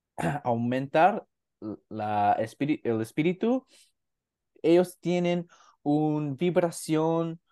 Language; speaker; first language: Spanish; non-native, learner; English